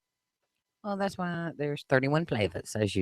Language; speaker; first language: English; native; English